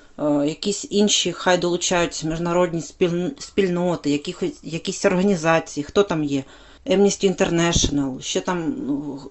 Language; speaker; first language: Ukrainian; native; Ukrainian